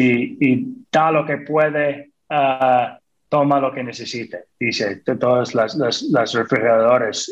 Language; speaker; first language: Spanish; non-native, fluent; English